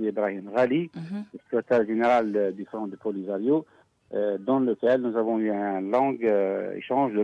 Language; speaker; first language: French; non-native, local second language; Arabic